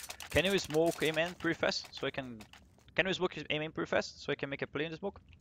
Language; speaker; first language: English; non-native, fluent; Portuguese